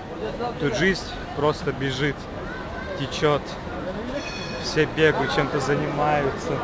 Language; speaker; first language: Russian; native; Russian